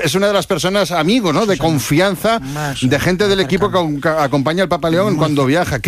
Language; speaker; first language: Spanish; native; Spanish